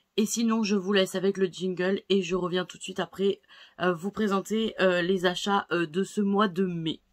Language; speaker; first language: French; native; French